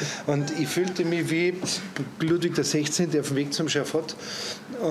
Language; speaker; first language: German; native; German